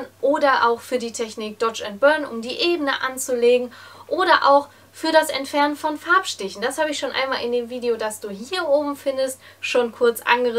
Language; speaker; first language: German; native; German